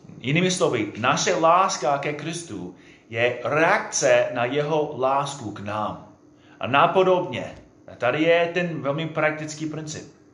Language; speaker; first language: Czech; non-native, fluent; English